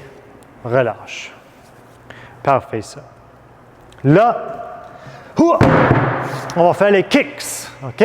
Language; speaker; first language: French; non-native, fluent; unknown